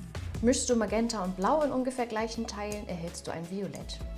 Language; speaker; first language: German; native; German